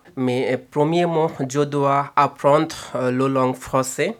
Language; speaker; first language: French; non-native, learner; Bangla